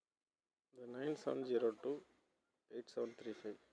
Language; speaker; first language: Tamil; native; Tamil